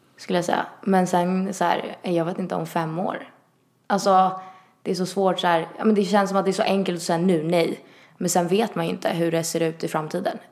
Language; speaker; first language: Swedish; early bilingual, other home language; Italian